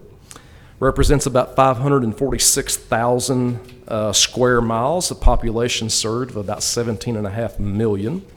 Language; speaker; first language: English; native; English